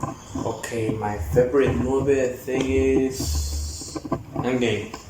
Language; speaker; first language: English; non-native, learner; Spanish